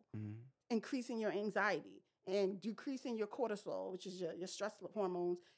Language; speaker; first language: English; native; English